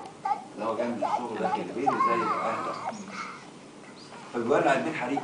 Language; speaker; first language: Arabic; native; Arabic